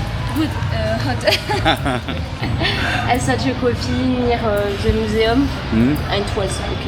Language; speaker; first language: English; non-native, fluent; French